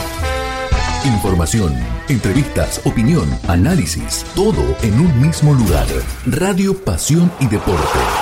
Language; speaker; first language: Spanish; native; Spanish